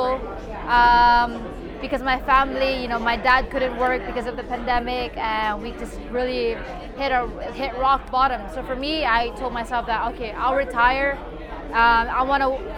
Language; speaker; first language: English; non-native, local second language; Filipino